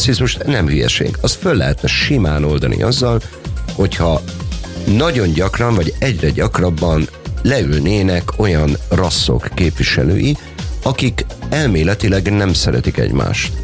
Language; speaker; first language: Hungarian; native; Hungarian